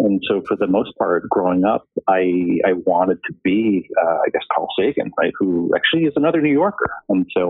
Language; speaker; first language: English; native; English